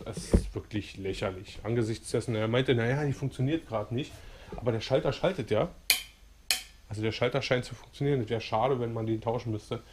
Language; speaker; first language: German; native; German